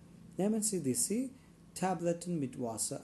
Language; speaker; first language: German; non-native, learner; Malayalam